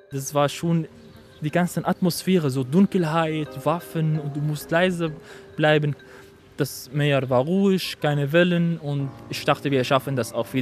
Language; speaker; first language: German; non-native, fluent; Arabic